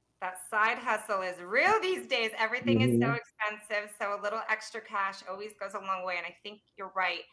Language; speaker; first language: English; native; English